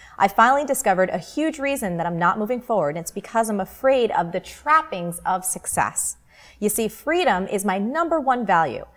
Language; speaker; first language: English; native; English